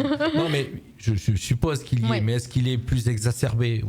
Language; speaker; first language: French; native; French